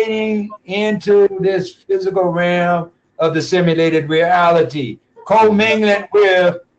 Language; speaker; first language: English; native; English